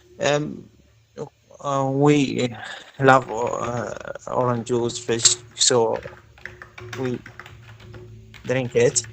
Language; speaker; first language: English; non-native, learner; Arabic